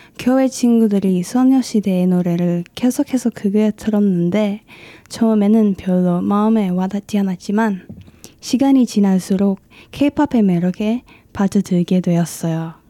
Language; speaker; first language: Korean; non-native, fluent; Indonesian